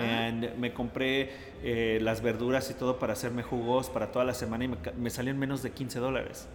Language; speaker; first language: Spanish; early bilingual, heritage; Spanish